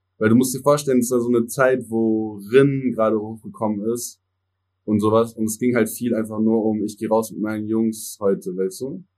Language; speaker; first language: German; early bilingual, other home language; English